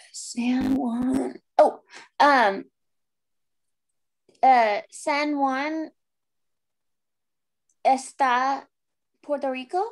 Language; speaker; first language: Spanish; non-native, learner; English